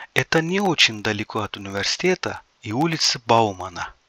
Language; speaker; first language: Russian; non-native, fluent; Turkish